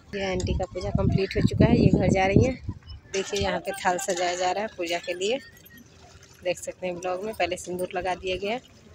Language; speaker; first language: Hindi; native; Hindi